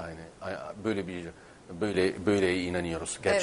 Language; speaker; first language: Turkish; non-native, fluent; Italian